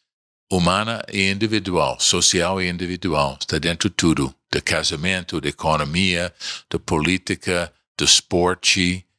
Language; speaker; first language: Portuguese; non-native, fluent; English